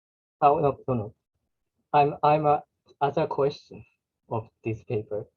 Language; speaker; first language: English; non-native, learner; Japanese